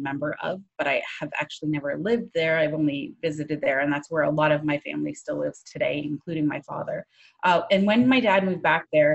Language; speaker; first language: English; native; English